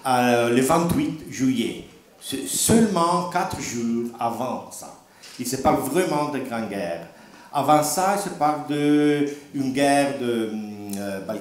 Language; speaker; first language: French; non-native, learner; Italian